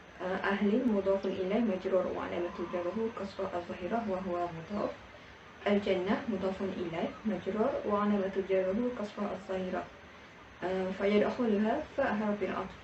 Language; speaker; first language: Arabic; non-native, learner; Malay